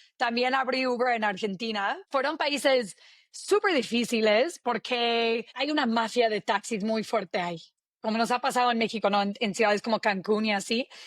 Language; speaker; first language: Spanish; non-native, fluent; English